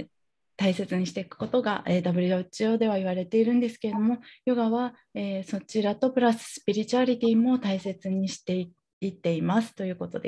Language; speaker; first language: Japanese; native; Japanese